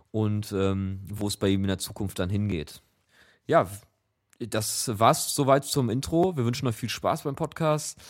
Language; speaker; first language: German; native; German